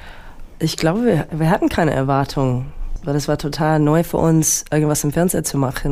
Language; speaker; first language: German; non-native, fluent; English